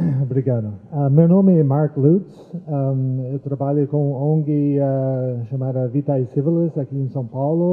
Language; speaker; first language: Portuguese; non-native, fluent; English